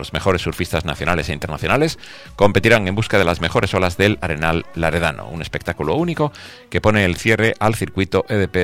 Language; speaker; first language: Spanish; native; Spanish